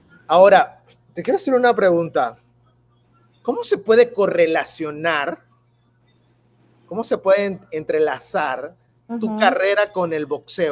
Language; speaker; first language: Spanish; native; Spanish